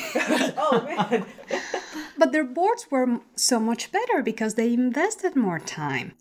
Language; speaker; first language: English; non-native, fluent; Spanish